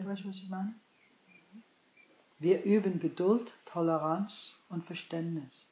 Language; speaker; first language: German; non-native, fluent; English